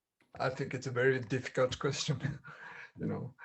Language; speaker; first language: English; non-native, learner; Japanese